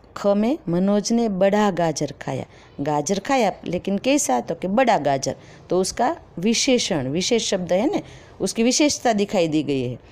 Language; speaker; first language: Hindi; non-native, local second language; Gujarati